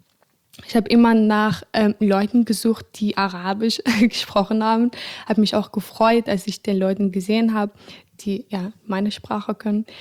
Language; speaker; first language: German; non-native, fluent; Arabic